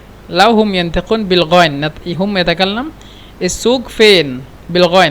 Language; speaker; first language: Arabic; non-native, fluent; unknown